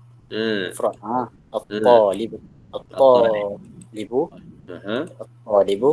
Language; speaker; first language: Arabic; non-native, learner; Malay